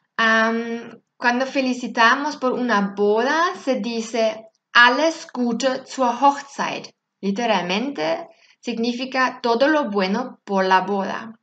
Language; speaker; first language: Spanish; non-native, fluent; German